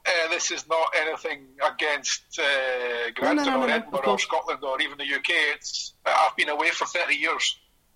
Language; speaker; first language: English; native; English